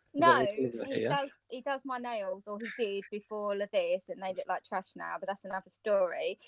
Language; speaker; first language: English; non-native, fluent; Bulgarian